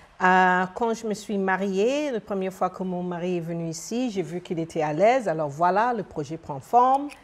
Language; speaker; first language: French; non-native, fluent; English